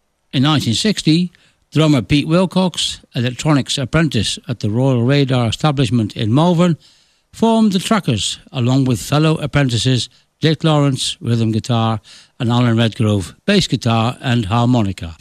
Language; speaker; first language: English; native; English